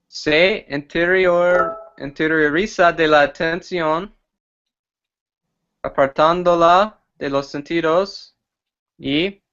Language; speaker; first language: Spanish; non-native, fluent; English